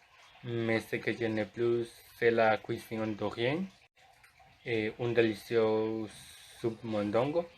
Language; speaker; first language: French; non-native, learner; Spanish